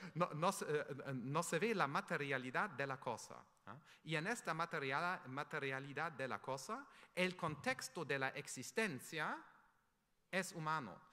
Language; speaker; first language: Spanish; non-native, fluent; German